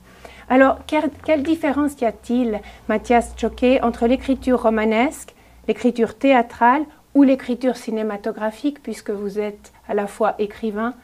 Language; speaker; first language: French; native; French